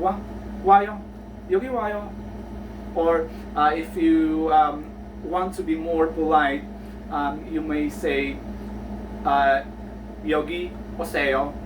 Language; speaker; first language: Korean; non-native, learner; Filipino